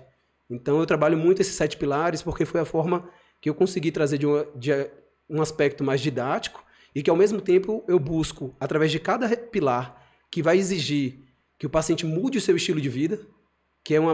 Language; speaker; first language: Portuguese; native; Portuguese